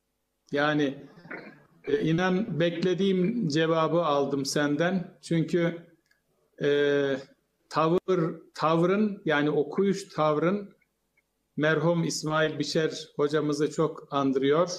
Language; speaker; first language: Turkish; native; Turkish